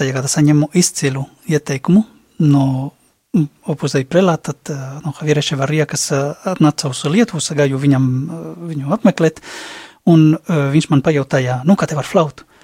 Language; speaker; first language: Latvian; non-native, fluent; Spanish